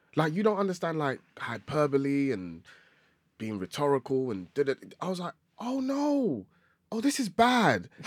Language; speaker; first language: English; native; English